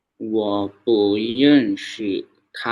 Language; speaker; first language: Chinese; non-native, learner; Lao